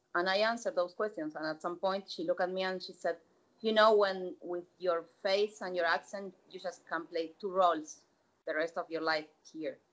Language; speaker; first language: English; non-native, fluent; Spanish